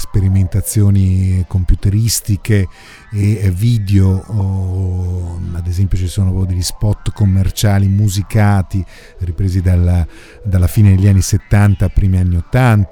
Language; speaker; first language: Italian; native; Italian